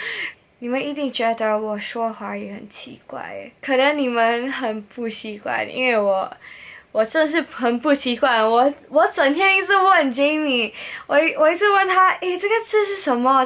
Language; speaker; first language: Chinese; non-native, local second language; English